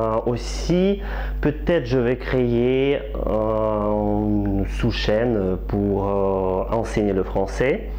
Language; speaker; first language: French; non-native, fluent; Russian